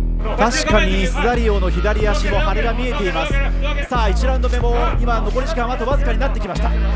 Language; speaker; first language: Japanese; native; Japanese